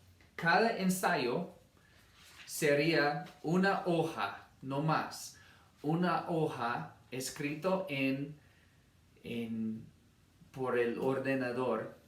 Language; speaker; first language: Spanish; non-native, fluent; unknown